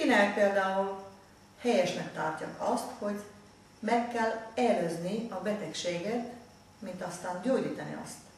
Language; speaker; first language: Hungarian; non-native, fluent; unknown